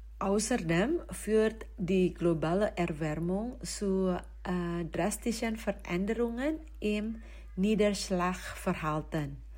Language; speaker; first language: German; non-native, fluent; Indonesian